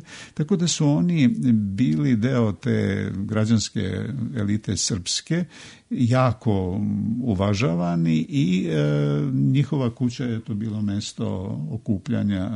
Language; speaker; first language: Serbian; native; Serbian